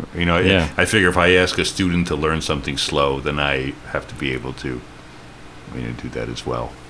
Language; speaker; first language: English; native; English